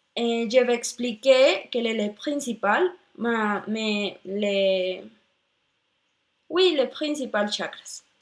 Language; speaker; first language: French; non-native, learner; Spanish